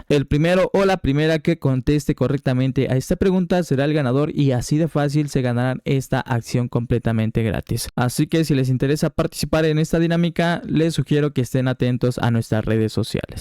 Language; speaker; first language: Spanish; native; Spanish